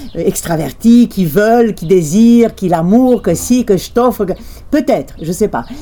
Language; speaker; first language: French; non-native, fluent; Romanian